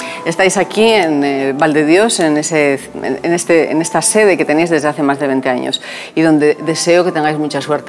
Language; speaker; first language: Spanish; native; Spanish